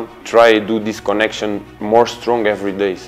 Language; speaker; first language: English; non-native, learner; Portuguese